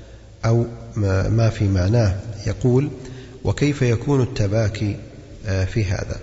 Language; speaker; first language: Arabic; native; Arabic